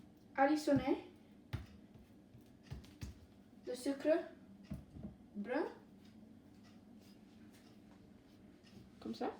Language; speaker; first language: French; non-native, learner; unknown